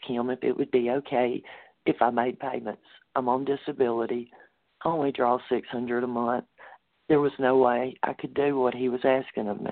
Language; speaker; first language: English; native; English